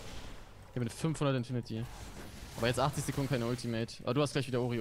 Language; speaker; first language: German; native; German